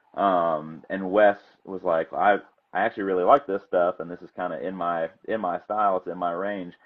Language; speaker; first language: English; native; English